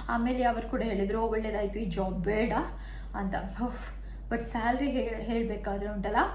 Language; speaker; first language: Kannada; non-native, local second language; Tulu